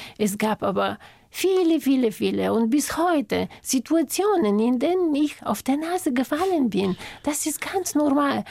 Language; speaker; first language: German; non-native, fluent; Bulgarian